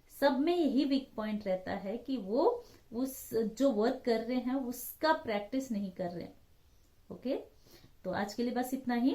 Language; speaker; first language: Hindi; non-native, local second language; Telugu